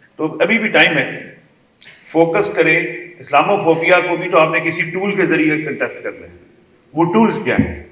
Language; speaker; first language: Urdu; non-native, local second language; Kashmiri